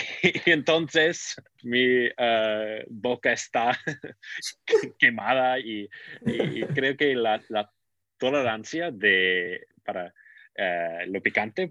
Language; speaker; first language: Spanish; non-native, fluent; English